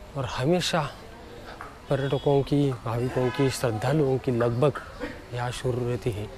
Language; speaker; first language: Hindi; non-native, local second language; Marathi